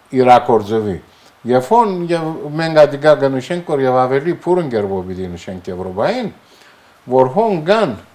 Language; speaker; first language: Armenian; early bilingual, heritage; Armenian